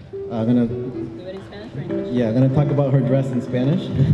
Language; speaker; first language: English; early bilingual, other home language; Spanish